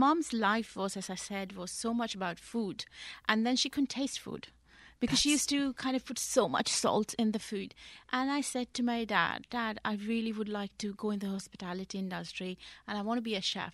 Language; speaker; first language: English; non-native, local second language; Punjabi